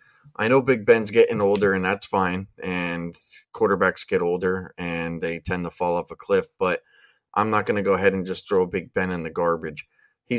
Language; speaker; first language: English; native; English